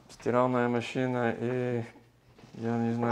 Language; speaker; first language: Russian; non-native, fluent; English